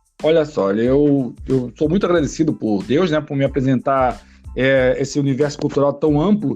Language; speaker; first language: Portuguese; native; Portuguese